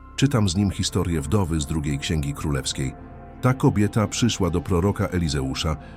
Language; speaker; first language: Polish; native; Polish